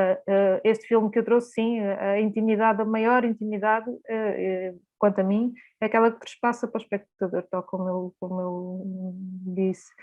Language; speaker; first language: Portuguese; native; Portuguese